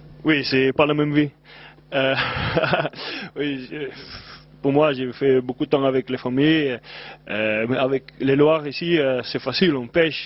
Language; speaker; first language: French; non-native, learner; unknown